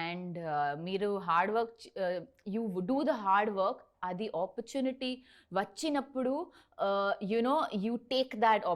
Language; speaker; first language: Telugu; non-native, learner; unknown